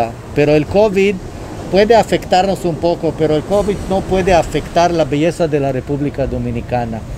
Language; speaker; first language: Spanish; non-native, fluent; Hebrew